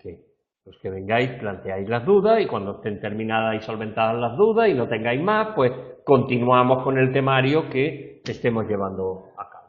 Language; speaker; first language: Spanish; native; Spanish